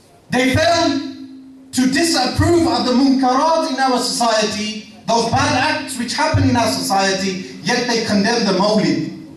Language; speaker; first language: English; native; English